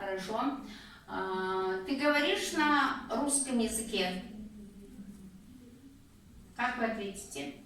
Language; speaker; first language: Russian; non-native, local second language; Kazakh